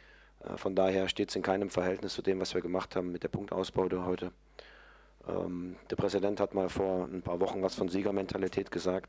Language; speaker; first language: German; native; German